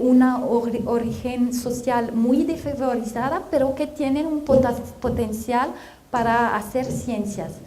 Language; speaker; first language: Spanish; non-native, fluent; French